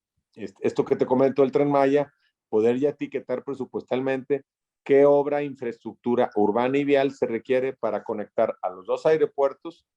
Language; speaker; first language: Spanish; native; Spanish